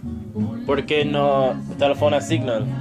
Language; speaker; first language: Spanish; non-native, learner; English